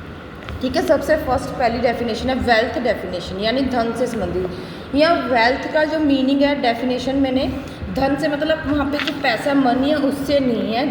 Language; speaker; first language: Hindi; native; Hindi